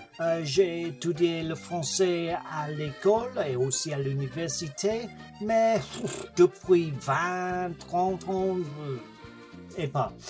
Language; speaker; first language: French; non-native, learner; English